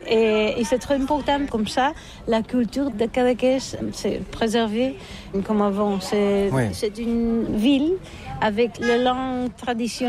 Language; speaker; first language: French; non-native, learner; Catalan